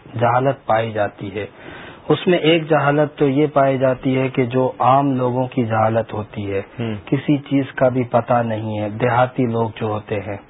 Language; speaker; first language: Urdu; native; Urdu